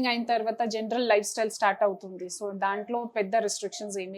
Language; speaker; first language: Telugu; non-native, fluent; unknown